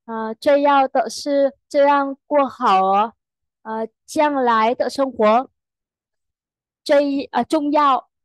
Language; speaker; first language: Chinese; non-native, fluent; Vietnamese